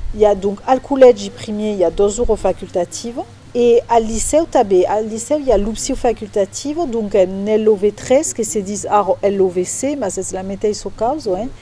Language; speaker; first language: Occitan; non-native, local second language; French